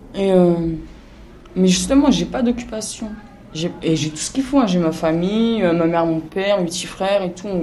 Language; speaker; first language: French; native; French